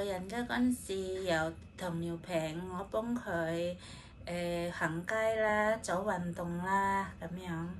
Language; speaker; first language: Cantonese; non-native, fluent; Indonesian